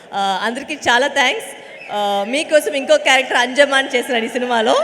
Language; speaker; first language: Telugu; non-native, fluent; Tamil